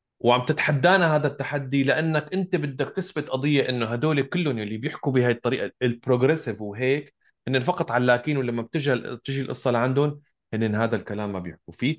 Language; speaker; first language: Arabic; native; Arabic